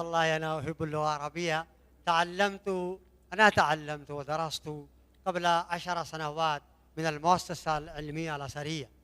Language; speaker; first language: Arabic; non-native, learner; Urdu